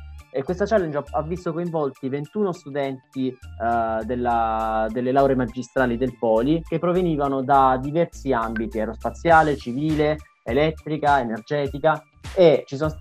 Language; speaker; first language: Italian; native; Italian